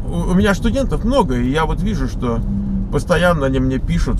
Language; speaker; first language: Russian; native; Russian